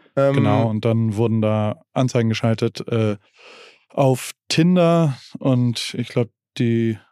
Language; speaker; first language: German; native; German